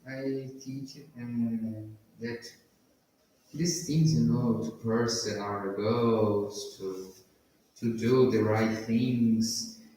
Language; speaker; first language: English; non-native, learner; Portuguese